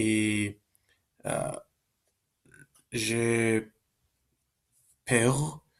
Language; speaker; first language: French; non-native, learner; Spanish